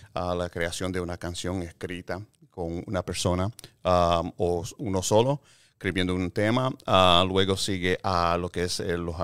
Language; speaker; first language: Spanish; early bilingual, heritage; Spanish